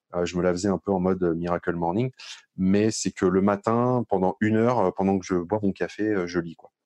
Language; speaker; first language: French; native; French